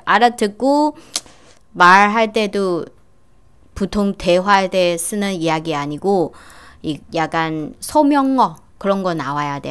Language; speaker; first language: Korean; non-native, fluent; Chinese